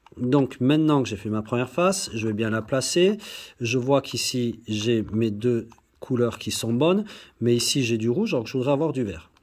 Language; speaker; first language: French; native; French